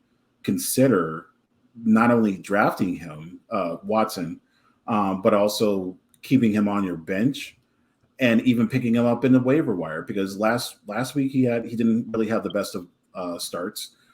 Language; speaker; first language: English; native; English